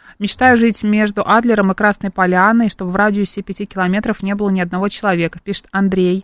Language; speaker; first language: Russian; native; Russian